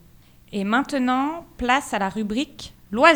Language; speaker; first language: French; non-native, learner; Spanish